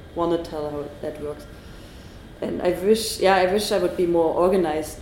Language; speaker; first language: English; non-native, fluent; German